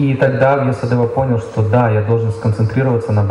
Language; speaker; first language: Russian; native; Russian